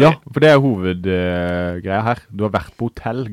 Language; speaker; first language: Norwegian; native; Norwegian